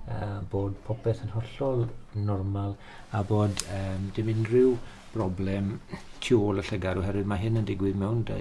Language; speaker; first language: Welsh; native; Welsh